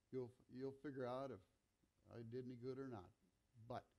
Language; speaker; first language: English; native; English